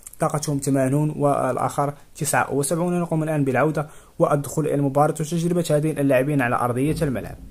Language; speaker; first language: Arabic; native; Arabic